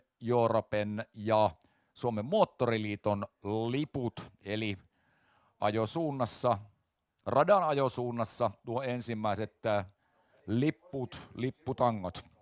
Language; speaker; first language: Finnish; native; Finnish